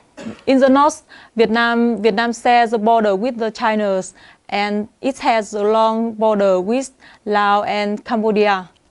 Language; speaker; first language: English; non-native, learner; Vietnamese